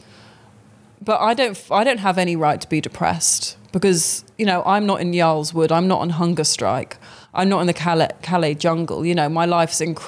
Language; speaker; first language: English; native; English